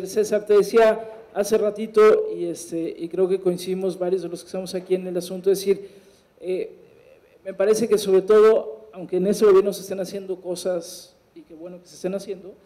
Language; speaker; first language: Spanish; native; Spanish